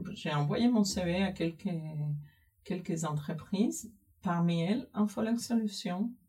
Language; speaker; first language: French; non-native, fluent; Spanish